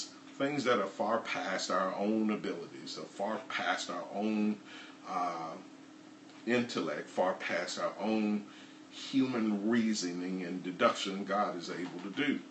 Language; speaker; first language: English; native; English